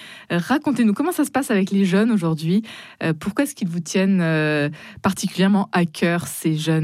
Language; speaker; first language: French; native; French